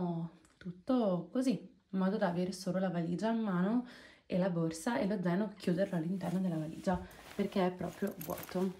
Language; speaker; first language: Italian; native; Italian